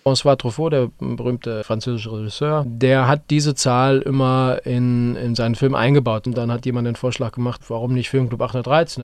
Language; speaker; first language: German; native; German